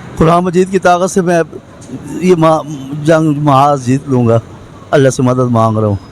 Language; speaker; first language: Urdu; non-native, local second language; Pashto